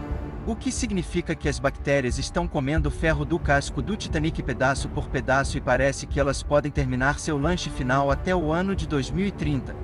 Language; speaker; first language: Portuguese; native; Portuguese